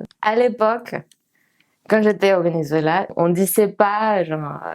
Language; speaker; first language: French; non-native, fluent; Spanish